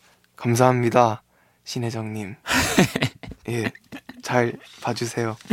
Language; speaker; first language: Korean; early bilingual, heritage; Korean